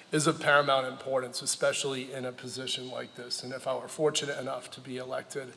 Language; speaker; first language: English; native; English